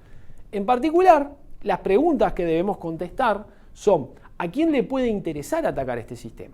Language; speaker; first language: Spanish; native; Spanish